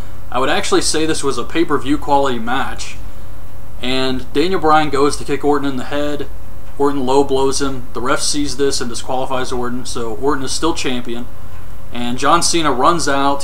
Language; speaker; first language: English; native; English